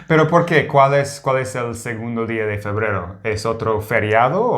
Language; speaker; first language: Spanish; non-native, fluent; English